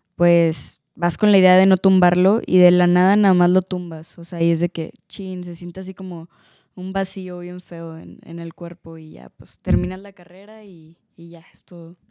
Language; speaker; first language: Spanish; native; Spanish